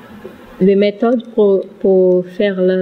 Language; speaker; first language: French; non-native, learner; Portuguese